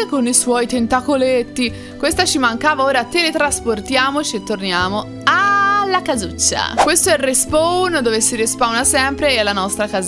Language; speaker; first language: Italian; native; Italian